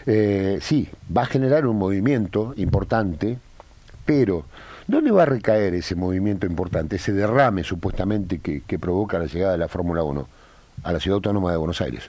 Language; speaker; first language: Spanish; native; Spanish